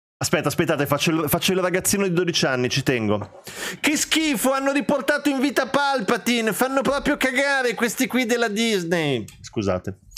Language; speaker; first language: Italian; early bilingual, other home language; Albanian